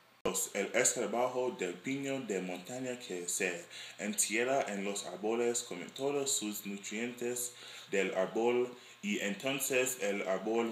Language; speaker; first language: Spanish; non-native, learner; English